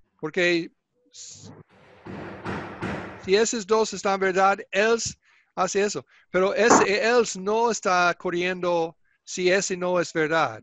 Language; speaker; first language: Spanish; non-native, fluent; English